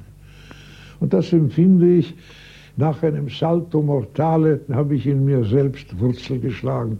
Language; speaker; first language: German; native; German